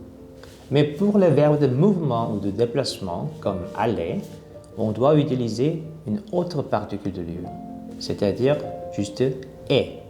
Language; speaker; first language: French; non-native, fluent; Korean